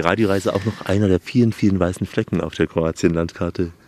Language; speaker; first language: German; native; German